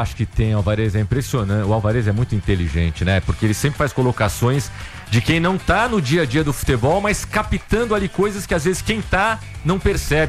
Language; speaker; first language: Portuguese; native; Portuguese